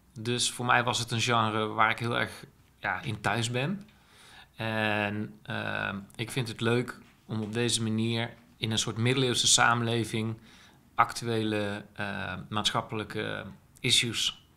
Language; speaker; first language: Dutch; native; Dutch